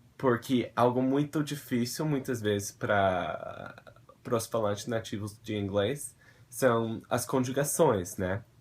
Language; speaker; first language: Portuguese; non-native, fluent; English